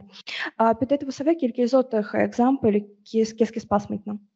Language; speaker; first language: French; non-native, learner; Russian